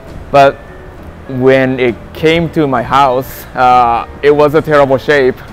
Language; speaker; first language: English; non-native, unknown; Japanese